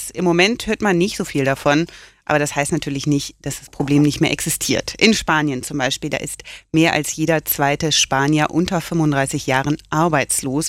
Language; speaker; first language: German; native; German